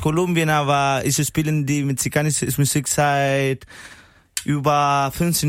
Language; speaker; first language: German; non-native, learner; Spanish